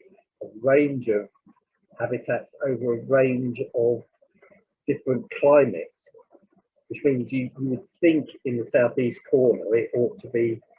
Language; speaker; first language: English; native; English